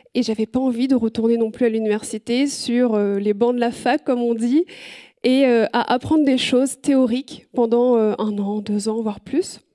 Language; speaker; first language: French; native; French